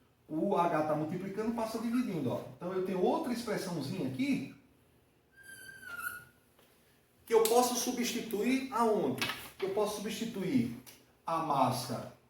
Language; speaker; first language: Portuguese; native; Portuguese